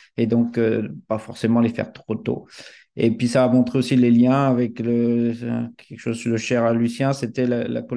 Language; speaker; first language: French; native; French